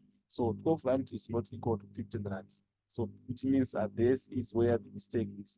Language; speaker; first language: English; non-native, local second language; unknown